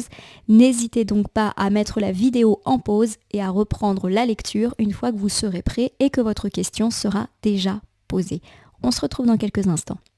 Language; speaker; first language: French; native; French